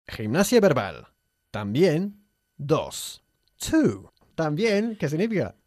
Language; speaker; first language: Spanish; non-native, fluent; English